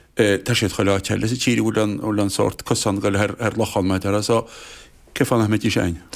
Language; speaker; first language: Irish; native; Irish